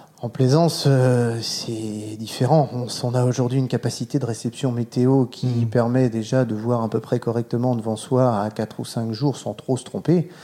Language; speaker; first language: French; native; French